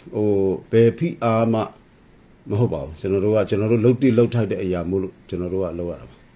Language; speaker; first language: Burmese; non-native, local second language; S'gaw Karen